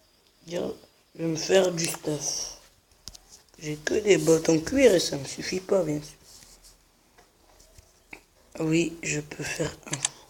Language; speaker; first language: French; non-native, local second language; Arabic